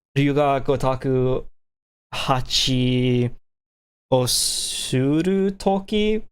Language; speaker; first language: Japanese; non-native, learner; English